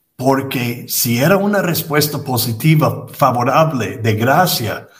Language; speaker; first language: Spanish; non-native, fluent; English